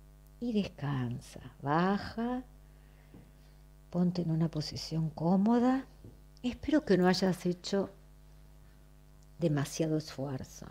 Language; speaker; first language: Spanish; native; Spanish